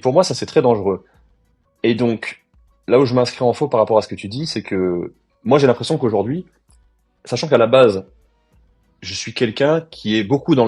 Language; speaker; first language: French; native; French